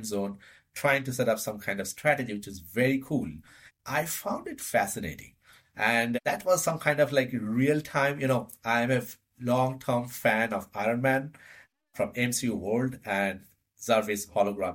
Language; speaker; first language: English; non-native, local second language; Bangla